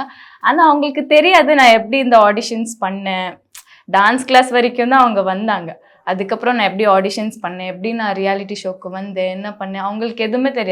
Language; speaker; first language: Tamil; non-native, local second language; Bangla